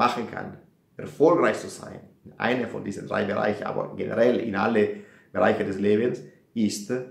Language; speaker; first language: German; non-native, fluent; Italian